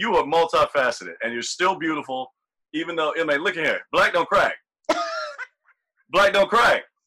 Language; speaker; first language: English; native; English